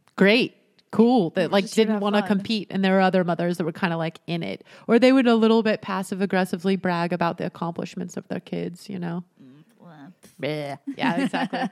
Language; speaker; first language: English; native; English